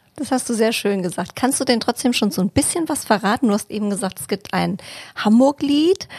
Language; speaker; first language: German; native; German